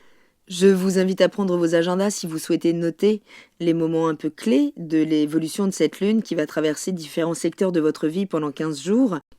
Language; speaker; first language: French; native; French